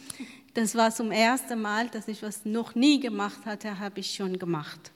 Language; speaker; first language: German; non-native, fluent; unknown